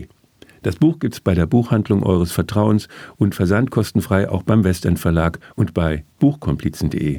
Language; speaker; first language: German; native; German